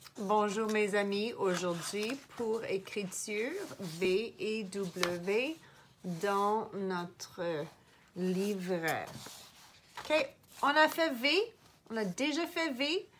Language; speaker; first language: French; non-native, fluent; English